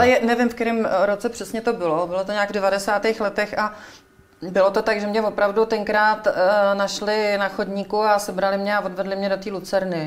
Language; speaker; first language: Czech; native; Czech